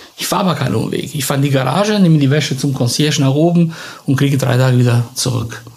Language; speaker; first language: German; non-native, fluent; Italian